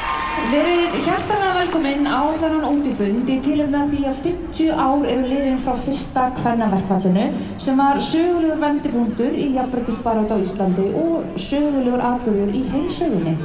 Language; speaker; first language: Icelandic; native; Icelandic